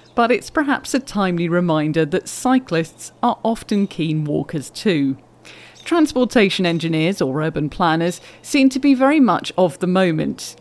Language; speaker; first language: English; native; English